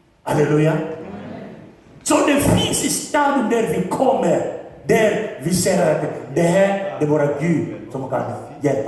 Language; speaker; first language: Swedish; non-native, fluent; Lingala